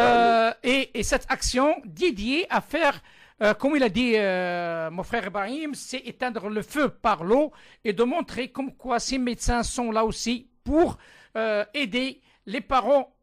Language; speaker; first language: French; non-native, local second language; Arabic